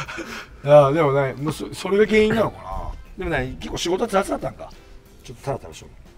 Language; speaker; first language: Japanese; native; Japanese